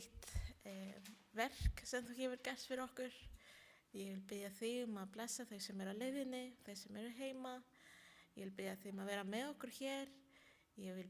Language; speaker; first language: Icelandic; non-native, learner; Spanish